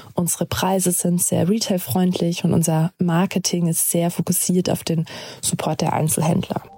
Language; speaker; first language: German; native; German